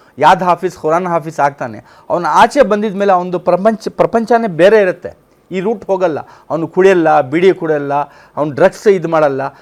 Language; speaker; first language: Kannada; non-native, local second language; Urdu